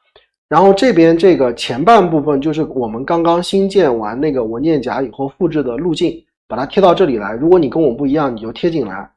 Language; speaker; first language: Chinese; native; Chinese